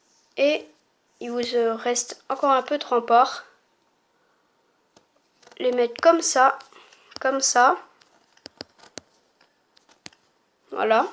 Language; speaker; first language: French; native; French